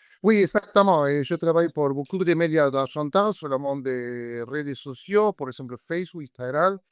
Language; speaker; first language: French; non-native, learner; Spanish